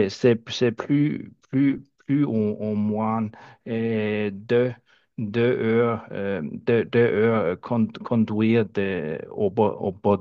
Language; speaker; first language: French; non-native, learner; Danish